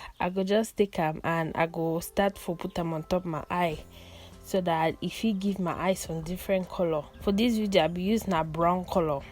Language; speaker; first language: Nigerian Pidgin; non-native, local second language; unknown